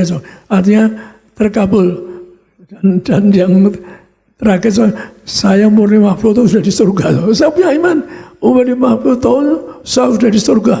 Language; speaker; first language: Indonesian; native; Indonesian